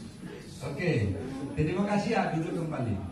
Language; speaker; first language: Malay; non-native, fluent; Bangla